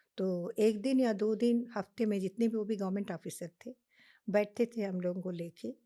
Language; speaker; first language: Hindi; non-native, local second language; Telugu